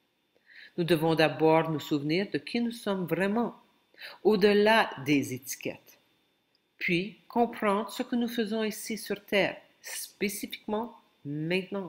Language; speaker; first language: French; non-native, local second language; Ukrainian